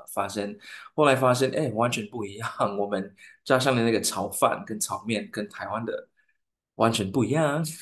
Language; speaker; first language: Chinese; non-native, fluent; English